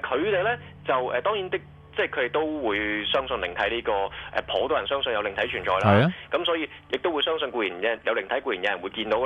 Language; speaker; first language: Cantonese; native; Cantonese